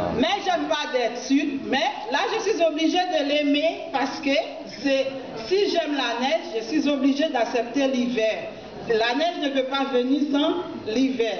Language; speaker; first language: French; non-native, local second language; Haitian Creole